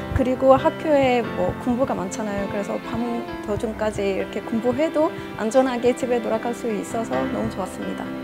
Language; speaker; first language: Korean; non-native, fluent; Arabic